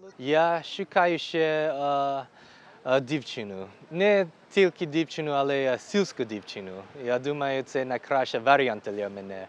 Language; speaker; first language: Ukrainian; non-native, learner; English